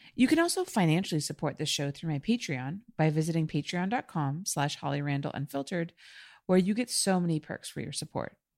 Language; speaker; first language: English; native; English